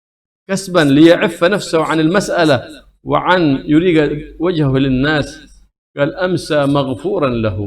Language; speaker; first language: Arabic; native; Arabic